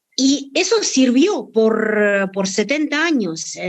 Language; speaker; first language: Spanish; non-native, fluent; Russian